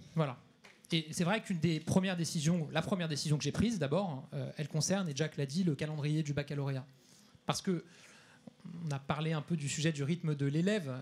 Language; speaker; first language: French; native; French